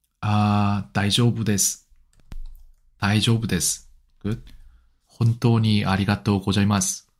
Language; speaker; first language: Japanese; non-native, learner; Korean